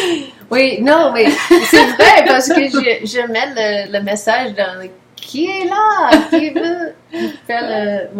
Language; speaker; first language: French; non-native, learner; English